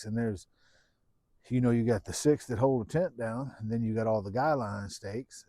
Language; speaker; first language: English; native; English